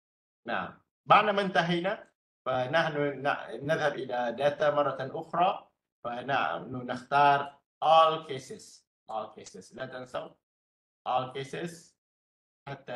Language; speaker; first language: Arabic; non-native, fluent; Malay